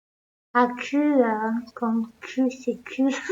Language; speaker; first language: French; non-native, learner; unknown